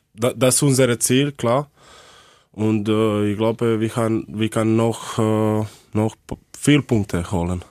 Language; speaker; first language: German; non-native, learner; Croatian